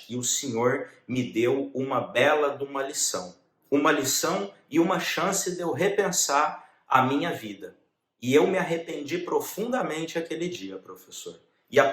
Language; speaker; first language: Portuguese; native; Portuguese